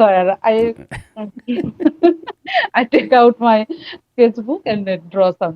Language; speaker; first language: English; non-native, learner; Bangla